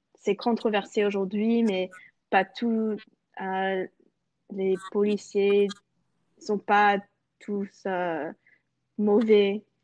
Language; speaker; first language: French; non-native, local second language; English